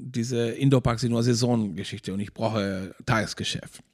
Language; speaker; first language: German; non-native, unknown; Spanish